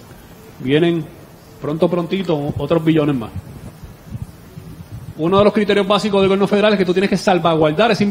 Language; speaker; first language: Spanish; native; Spanish